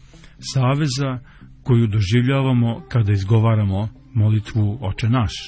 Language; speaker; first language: Serbian; native; Serbian